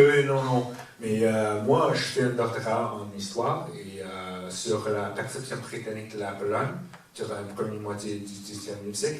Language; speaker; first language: French; non-native, fluent; English